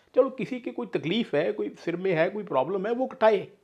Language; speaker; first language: Hindi; non-native, local second language; Punjabi